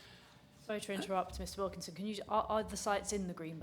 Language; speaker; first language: English; native; English